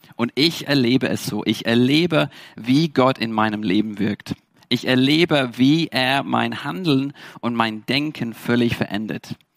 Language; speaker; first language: German; non-native, fluent; English